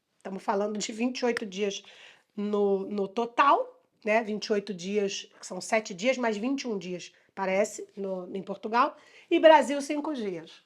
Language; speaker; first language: Portuguese; native; Portuguese